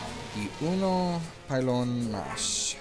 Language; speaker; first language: Spanish; non-native, learner; English